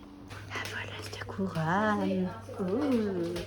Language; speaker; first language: French; native; French